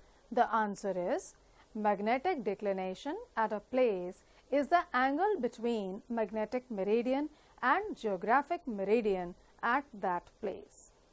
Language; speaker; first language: English; non-native, local second language; Punjabi